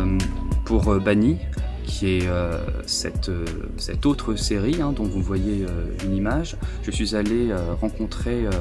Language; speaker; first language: French; native; French